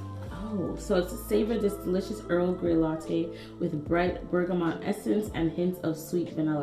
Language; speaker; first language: English; native; English